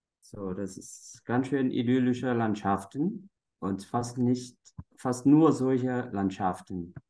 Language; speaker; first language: German; non-native, fluent; Vietnamese